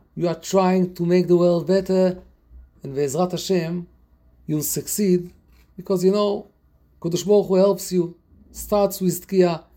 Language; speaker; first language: English; non-native, fluent; Hebrew